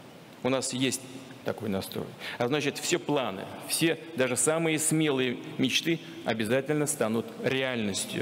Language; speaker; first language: Russian; native; Russian